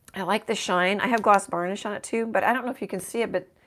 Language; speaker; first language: English; native; English